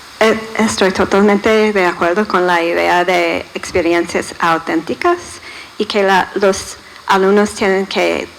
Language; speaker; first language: Spanish; non-native, fluent; English